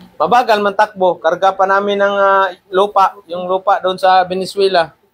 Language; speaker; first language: Filipino; non-native, local second language; Cebuano